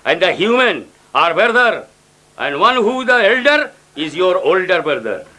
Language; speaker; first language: English; non-native, local second language; Urdu